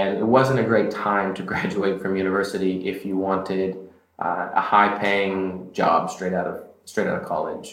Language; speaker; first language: English; native; English